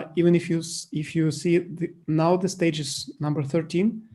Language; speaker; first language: English; non-native, fluent; Russian